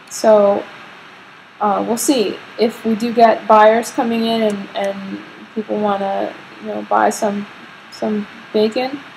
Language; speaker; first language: English; native; English